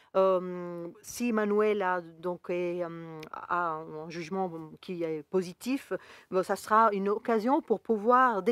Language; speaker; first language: French; non-native, fluent; Spanish